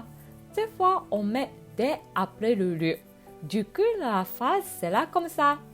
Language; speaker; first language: French; non-native, fluent; Japanese